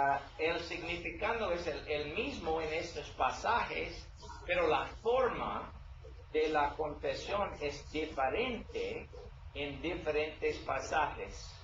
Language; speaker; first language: Spanish; non-native, learner; English